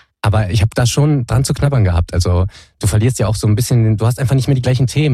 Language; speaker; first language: German; native; German